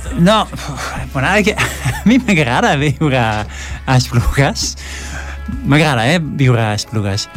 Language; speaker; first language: Catalan; non-native, fluent; Dutch